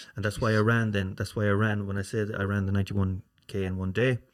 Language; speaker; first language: English; native; English